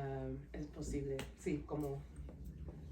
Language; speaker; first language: Spanish; non-native, fluent; English